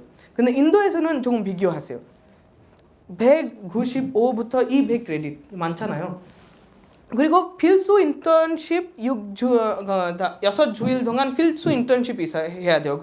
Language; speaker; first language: Korean; non-native, fluent; Odia